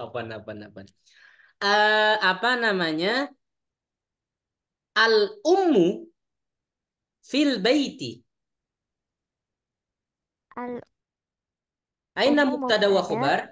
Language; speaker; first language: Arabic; non-native, fluent; Indonesian